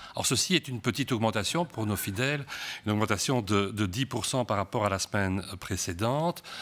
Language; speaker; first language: French; native; French